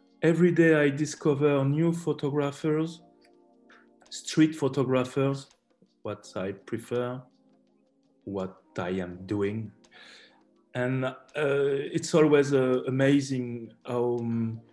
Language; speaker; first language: English; non-native, learner; French